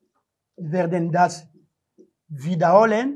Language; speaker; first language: German; non-native, learner; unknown